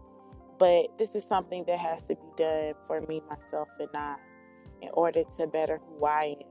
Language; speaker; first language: English; native; English